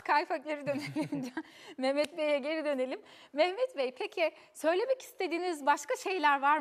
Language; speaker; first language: Turkish; native; Turkish